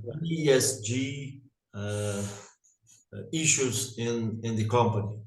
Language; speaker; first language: English; non-native, learner; Portuguese